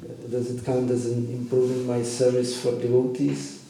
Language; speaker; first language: English; non-native, fluent; Czech